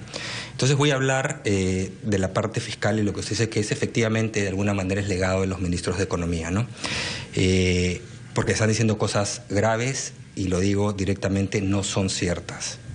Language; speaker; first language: Spanish; native; Spanish